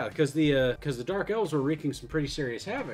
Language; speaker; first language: English; native; English